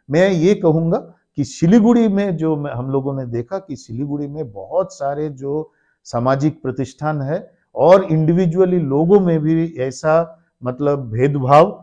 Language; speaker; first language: Hindi; non-native, local second language; Bangla